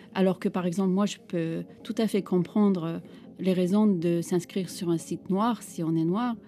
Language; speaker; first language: French; non-native, fluent; Turkish